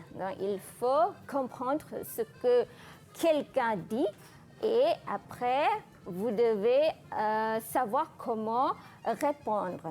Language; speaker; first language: French; non-native, fluent; Malay